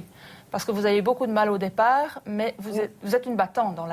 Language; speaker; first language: French; native; French